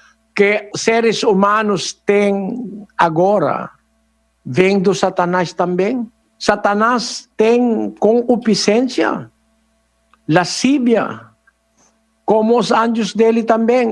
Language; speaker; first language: Portuguese; non-native, learner; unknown